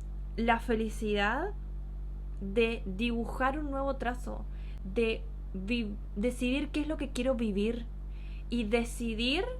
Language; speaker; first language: Spanish; native; Spanish